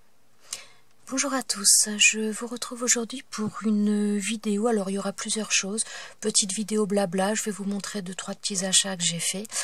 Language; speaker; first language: French; native; French